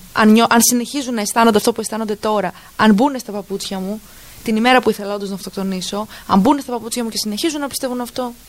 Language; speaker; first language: Greek; early bilingual, heritage; Greek